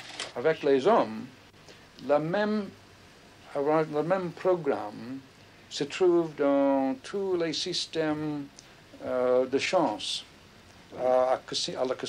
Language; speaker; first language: French; non-native, fluent; English